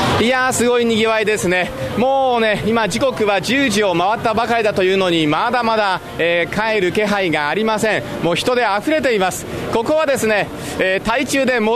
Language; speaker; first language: Japanese; native; Japanese